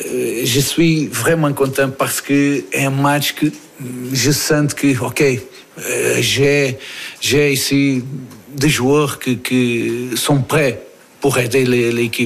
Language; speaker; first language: French; non-native, fluent; Portuguese